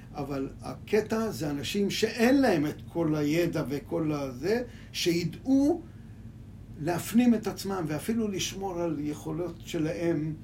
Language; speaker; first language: Hebrew; early bilingual, other home language; Hungarian